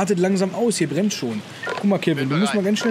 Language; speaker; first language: German; native; German